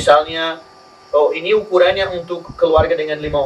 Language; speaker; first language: Indonesian; non-native, learner; Spanish